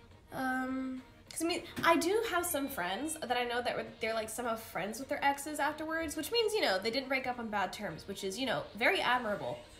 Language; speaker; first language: English; native; English